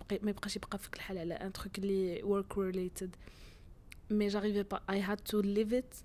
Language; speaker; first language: French; non-native, local second language; Arabic